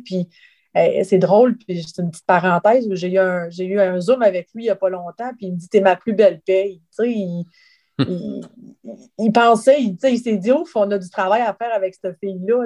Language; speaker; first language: French; native; French